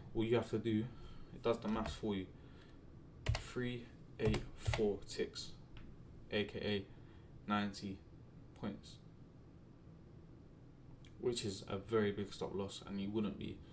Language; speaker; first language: English; native; English